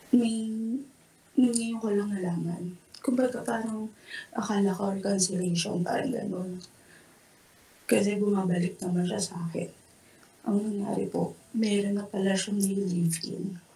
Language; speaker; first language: Filipino; native; Filipino